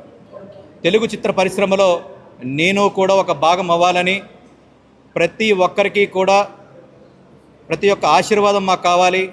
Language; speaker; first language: Telugu; native; Telugu